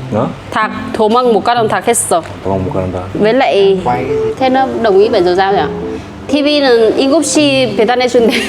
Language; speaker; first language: Korean; non-native, learner; Vietnamese